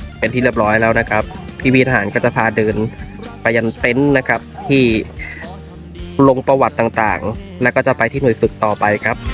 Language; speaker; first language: Thai; native; Thai